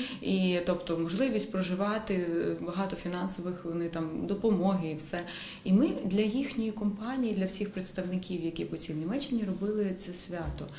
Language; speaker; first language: Ukrainian; native; Ukrainian